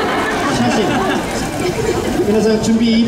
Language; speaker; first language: Japanese; non-native, learner; Korean